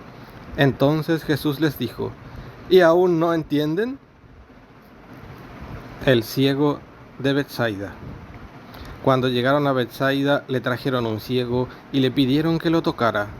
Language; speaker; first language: Spanish; native; Spanish